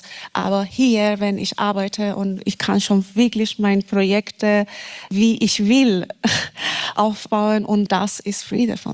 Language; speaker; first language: German; non-native, learner; Persian